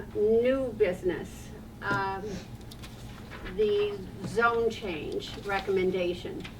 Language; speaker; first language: English; native; English